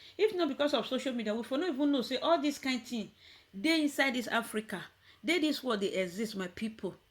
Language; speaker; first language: Nigerian Pidgin; native; Nigerian Pidgin